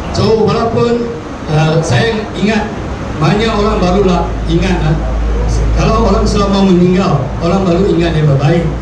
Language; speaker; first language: Malay; non-native, local second language; Chinese